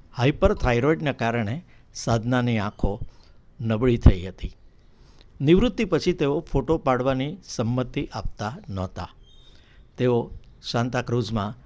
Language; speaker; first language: Gujarati; native; Gujarati